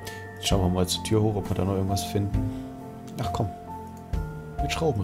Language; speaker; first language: German; native; German